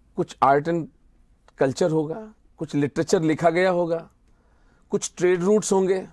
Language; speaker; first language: Hindi; native; Hindi